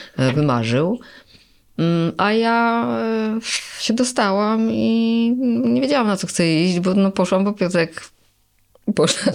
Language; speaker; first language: Polish; native; Polish